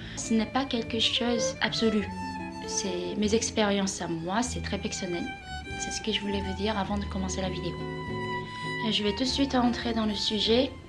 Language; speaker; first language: French; non-native, fluent; Korean